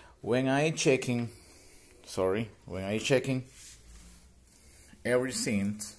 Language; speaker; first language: English; non-native, learner; Spanish